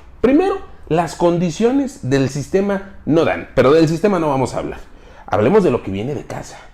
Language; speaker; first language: Spanish; native; Spanish